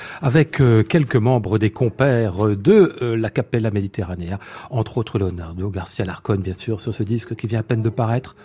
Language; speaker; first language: French; native; French